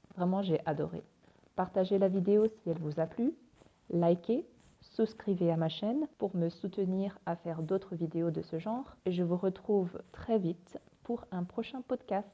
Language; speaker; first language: French; native; French